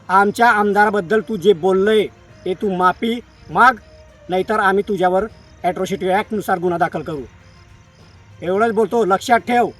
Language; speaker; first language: Marathi; non-native, local second language; Bhili